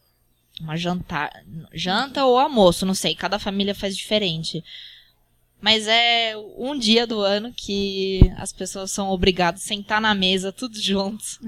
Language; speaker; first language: Portuguese; early bilingual, heritage; Portuguese